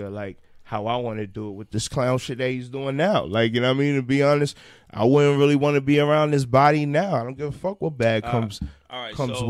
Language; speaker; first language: English; native; English